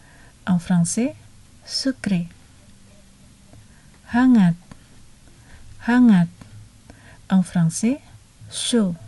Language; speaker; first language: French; non-native, fluent; Indonesian